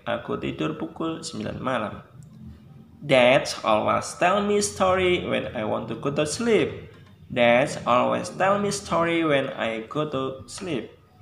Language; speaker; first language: English; non-native, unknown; Indonesian